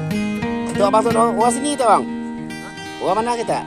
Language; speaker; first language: Indonesian; non-native, local second language; Malay